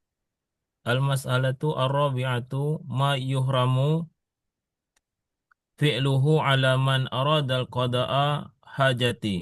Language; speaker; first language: Arabic; non-native, learner; Indonesian